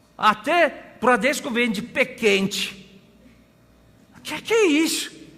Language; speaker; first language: Portuguese; non-native, fluent; Korean